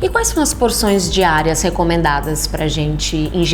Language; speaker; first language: Portuguese; native; Portuguese